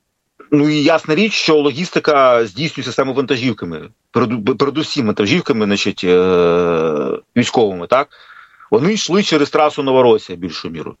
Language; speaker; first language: Ukrainian; native; Ukrainian